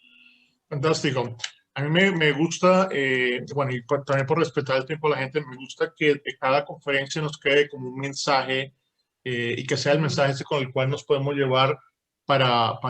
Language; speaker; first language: Spanish; native; Spanish